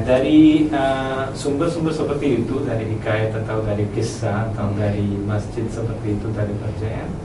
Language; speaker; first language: Indonesian; non-native, learner; Malayalam